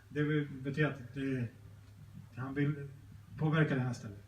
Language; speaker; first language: Swedish; early bilingual, other home language; Spanish